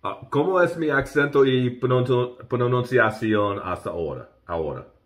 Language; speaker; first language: Spanish; non-native, learner; English